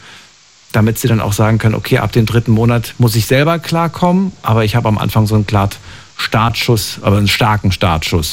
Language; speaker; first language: German; native; German